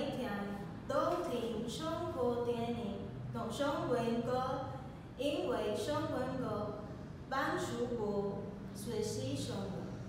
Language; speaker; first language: Chinese; non-native, learner; Spanish